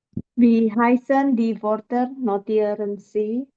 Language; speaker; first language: German; non-native, learner; Indonesian